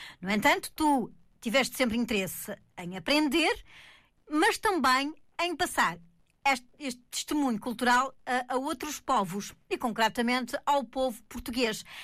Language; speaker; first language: Portuguese; native; Portuguese